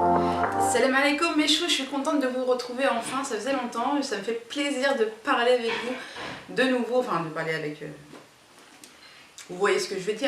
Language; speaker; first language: French; native; French